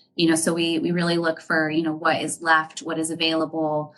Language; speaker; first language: English; native; English